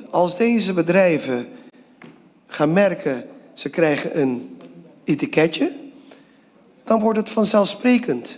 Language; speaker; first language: Dutch; non-native, local second language; Papiamento